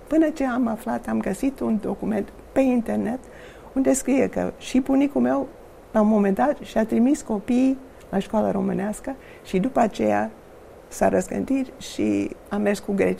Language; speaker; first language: Romanian; non-native, fluent; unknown